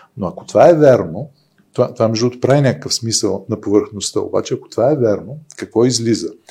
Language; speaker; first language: Bulgarian; native; Bulgarian